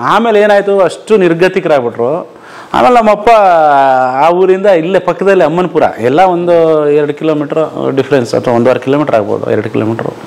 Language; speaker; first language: Kannada; non-native, local second language; Lambadi